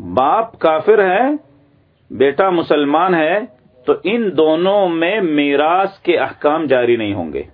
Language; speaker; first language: Urdu; native; Urdu